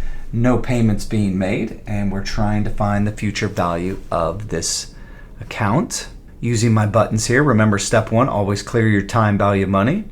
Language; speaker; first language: English; native; English